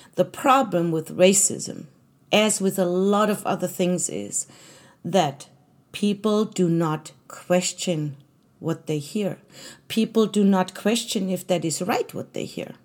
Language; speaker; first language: English; non-native, fluent; German